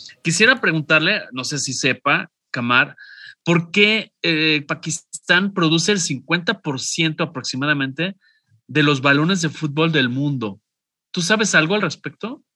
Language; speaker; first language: Spanish; native; Spanish